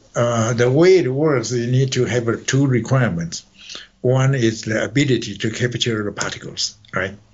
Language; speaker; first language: English; non-native, fluent; Chinese